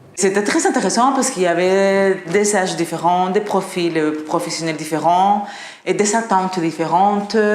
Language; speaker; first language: French; non-native, fluent; Spanish